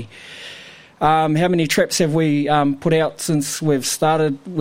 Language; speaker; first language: English; native; English